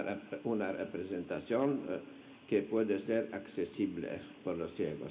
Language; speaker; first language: Spanish; non-native, fluent; Slovenian